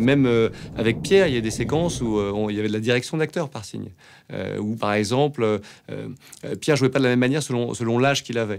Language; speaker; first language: French; native; French